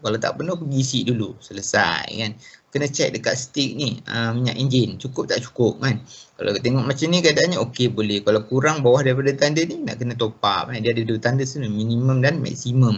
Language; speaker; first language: Malay; native; Malay